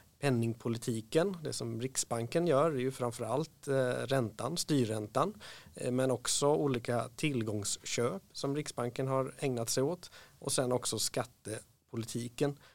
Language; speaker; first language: Swedish; native; Swedish